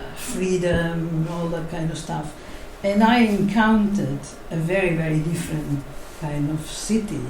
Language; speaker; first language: English; non-native, fluent; Catalan